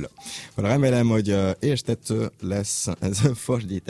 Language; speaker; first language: Hungarian; non-native, learner; French